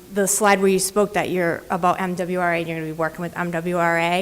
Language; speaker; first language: English; native; English